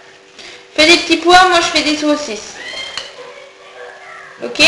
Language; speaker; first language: French; native; French